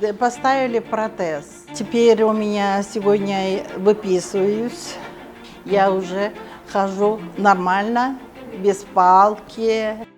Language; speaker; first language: Russian; non-native, local second language; Kyrgyz